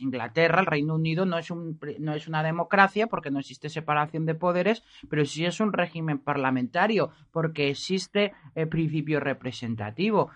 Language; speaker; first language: Spanish; native; Spanish